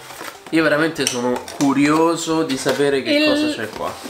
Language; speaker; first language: Italian; native; Italian